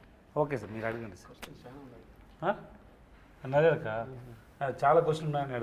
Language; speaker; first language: Telugu; non-native, learner; Tamil